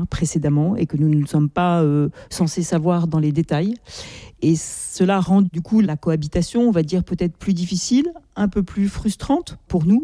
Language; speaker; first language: French; native; French